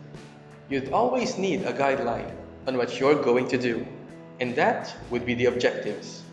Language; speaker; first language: English; non-native, local second language; Filipino